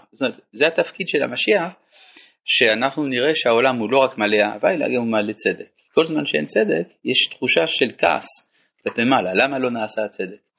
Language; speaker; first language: Hebrew; non-native, fluent; French